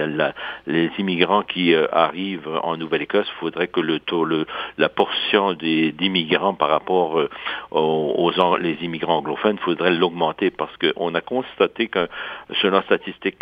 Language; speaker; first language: French; native; French